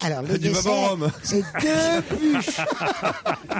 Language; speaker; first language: French; native; French